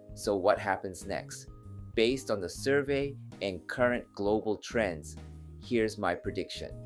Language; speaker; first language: English; non-native, fluent; Japanese